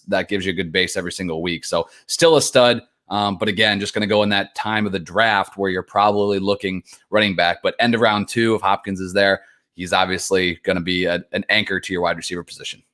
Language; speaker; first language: English; native; English